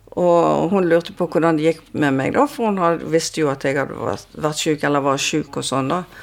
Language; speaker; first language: Norwegian; native; Norwegian